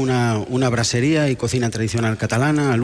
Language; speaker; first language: Spanish; non-native, local second language; Catalan